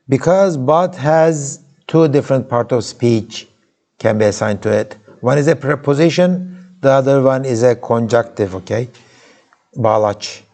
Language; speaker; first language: English; non-native, fluent; Turkish